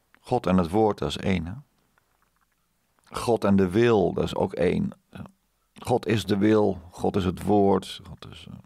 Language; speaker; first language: Dutch; native; Dutch